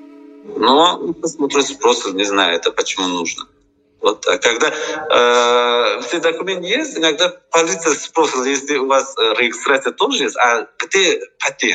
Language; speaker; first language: Russian; non-native, learner; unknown